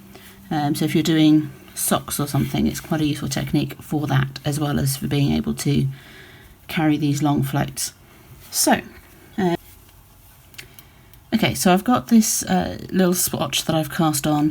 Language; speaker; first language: English; native; English